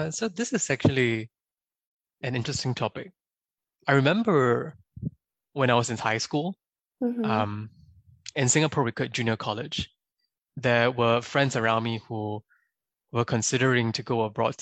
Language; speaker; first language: English; native; English